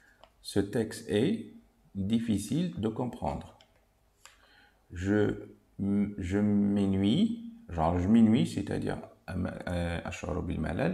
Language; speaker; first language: French; non-native, local second language; Arabic